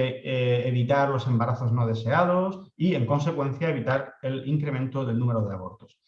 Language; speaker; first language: Spanish; native; Spanish